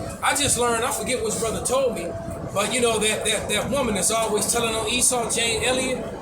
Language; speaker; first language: English; native; English